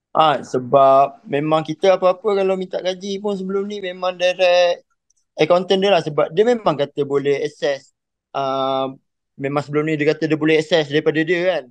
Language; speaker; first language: Malay; native; Malay